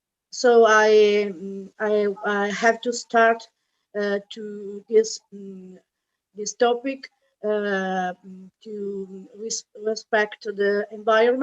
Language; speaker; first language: English; non-native, fluent; Italian